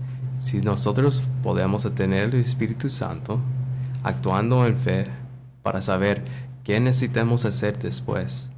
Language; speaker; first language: Spanish; non-native, learner; English